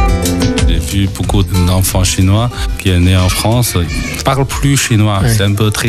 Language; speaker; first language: French; non-native, learner; Chinese